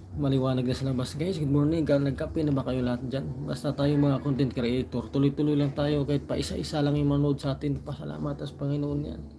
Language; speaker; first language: Filipino; non-native, local second language; Cebuano